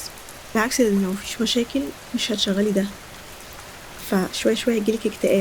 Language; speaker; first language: Arabic; native; Arabic